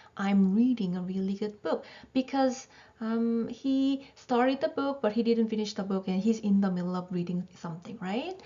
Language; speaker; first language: English; non-native, fluent; Korean